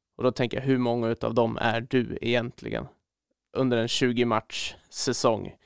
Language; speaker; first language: Swedish; native; Swedish